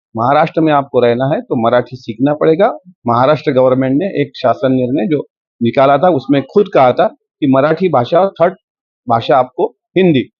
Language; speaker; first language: Hindi; non-native, local second language; Marathi